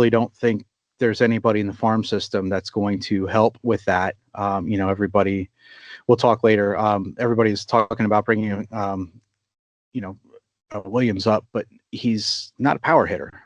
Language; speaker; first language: English; native; English